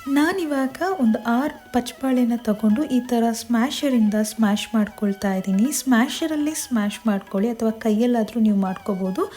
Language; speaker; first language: Kannada; non-native, local second language; Kodava